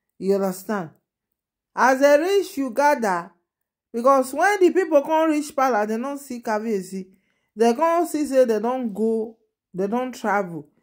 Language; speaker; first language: Nigerian Pidgin; non-native, local second language; Yoruba